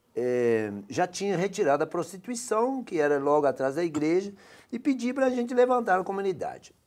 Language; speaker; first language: Portuguese; non-native, fluent; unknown